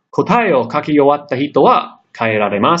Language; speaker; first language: Japanese; non-native, fluent; English